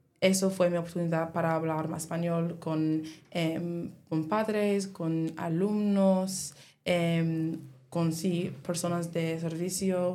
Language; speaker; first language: Spanish; non-native, learner; English